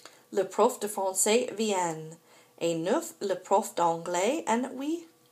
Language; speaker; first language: French; non-native, fluent; English